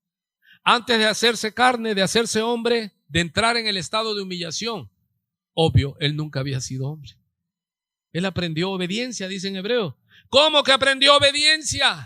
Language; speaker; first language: Spanish; native; Spanish